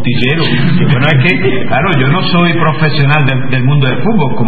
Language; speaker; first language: Spanish; native; Spanish